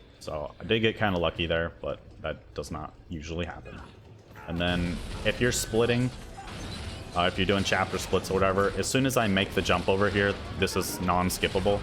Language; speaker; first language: English; native; English